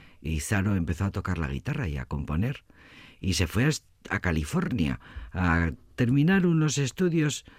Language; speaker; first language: Spanish; native; Spanish